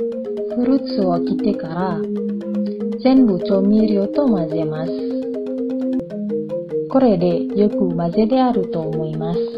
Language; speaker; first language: Japanese; non-native, fluent; Indonesian